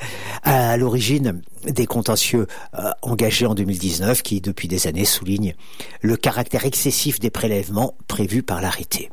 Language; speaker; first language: French; native; French